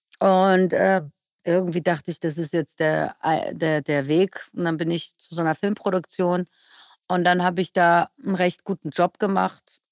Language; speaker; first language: German; early bilingual, other home language; Persian